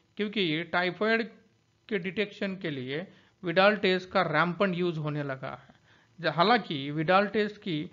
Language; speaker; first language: Hindi; non-native, local second language; Marathi